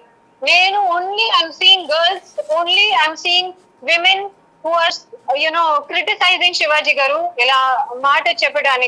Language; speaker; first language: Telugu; non-native, learner; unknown